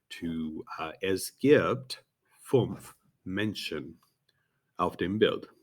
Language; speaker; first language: German; non-native, fluent; English